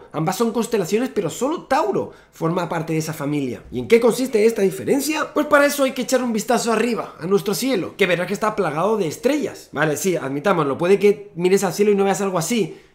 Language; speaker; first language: Spanish; native; Spanish